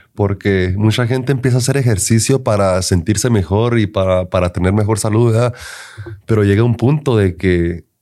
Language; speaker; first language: Spanish; early bilingual, heritage; Spanish